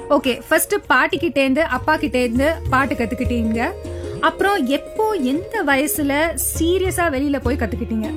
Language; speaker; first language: Tamil; native; Tamil